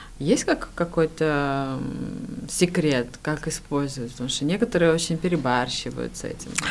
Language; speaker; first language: Russian; non-native, fluent; Georgian